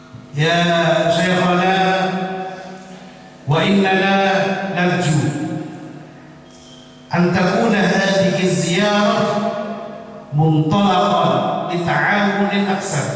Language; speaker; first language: Arabic; non-native, fluent; Indonesian